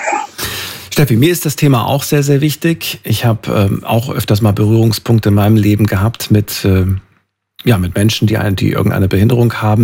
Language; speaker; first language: German; native; German